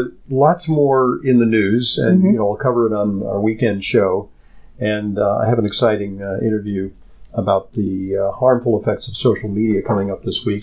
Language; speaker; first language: English; native; English